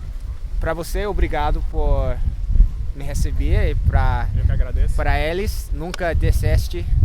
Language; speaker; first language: Portuguese; non-native, learner; English